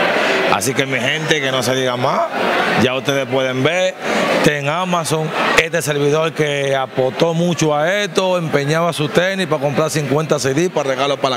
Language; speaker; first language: Spanish; native; Spanish